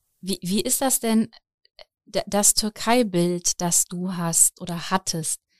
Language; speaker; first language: German; native; German